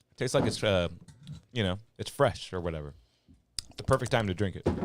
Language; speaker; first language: English; native; English